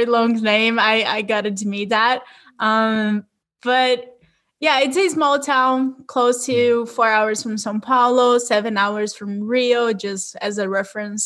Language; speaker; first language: English; non-native, fluent; Portuguese